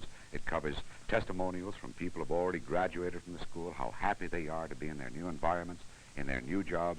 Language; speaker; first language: English; native; English